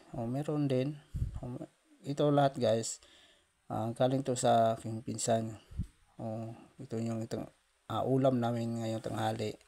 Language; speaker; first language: Filipino; non-native, local second language; Cebuano